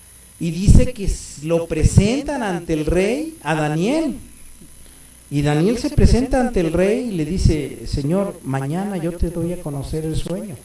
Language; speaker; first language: Spanish; native; Spanish